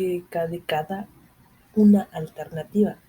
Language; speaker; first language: Spanish; native; Spanish